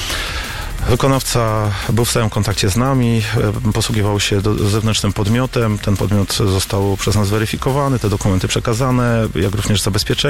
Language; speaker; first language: Polish; native; Polish